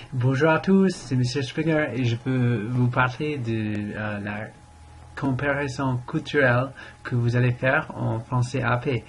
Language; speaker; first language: French; non-native, fluent; English